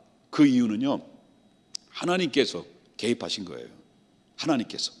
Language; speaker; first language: Korean; native; Korean